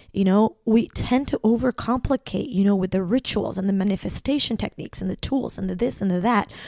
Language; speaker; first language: English; non-native, fluent; Spanish